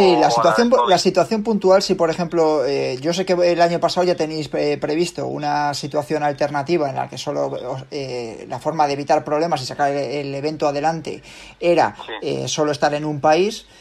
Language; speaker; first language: Spanish; native; Spanish